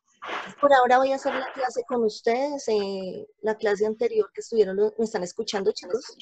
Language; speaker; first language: Spanish; native; Spanish